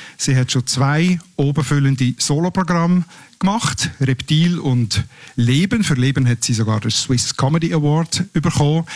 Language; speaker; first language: German; native; German